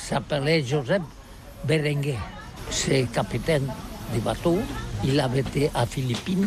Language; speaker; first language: French; non-native, learner; Catalan